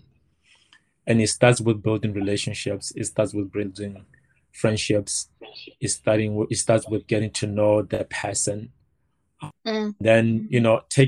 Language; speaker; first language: English; non-native, local second language; Northern Sotho